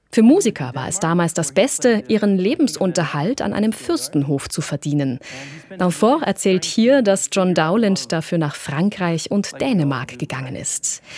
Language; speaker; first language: German; native; German